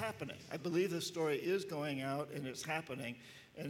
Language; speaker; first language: English; native; English